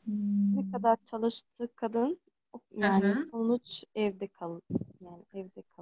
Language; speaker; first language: Turkish; non-native, learner; Arabic